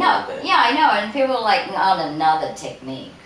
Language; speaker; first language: English; native; English